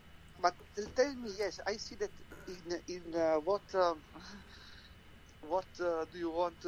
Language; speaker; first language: English; non-native, learner; Italian